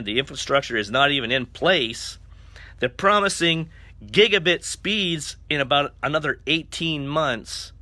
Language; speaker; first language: English; native; English